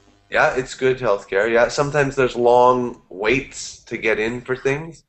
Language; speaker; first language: English; native; English